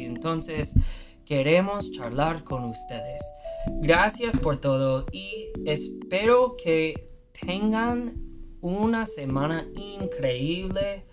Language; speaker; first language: Spanish; non-native, fluent; English